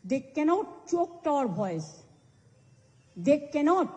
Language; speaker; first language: English; non-native, local second language; Bangla